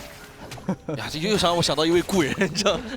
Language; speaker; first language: Chinese; native; Chinese